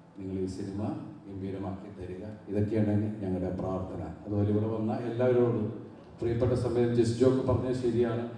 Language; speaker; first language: Malayalam; native; Malayalam